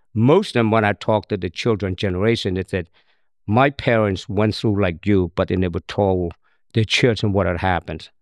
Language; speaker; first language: English; non-native, learner; Khmer